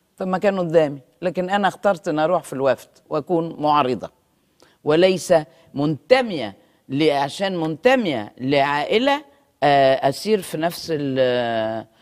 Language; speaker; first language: Arabic; native; Arabic